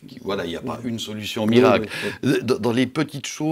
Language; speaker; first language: French; native; French